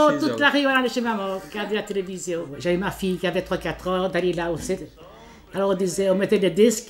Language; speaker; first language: French; early bilingual, other home language; Italian